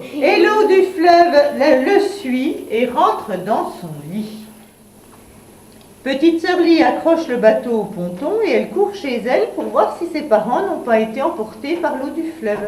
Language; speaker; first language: French; native; French